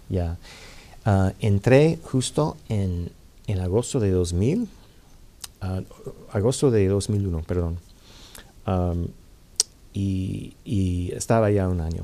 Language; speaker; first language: Spanish; non-native, fluent; English